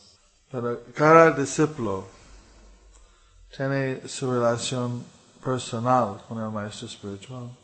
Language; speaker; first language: Spanish; non-native, fluent; English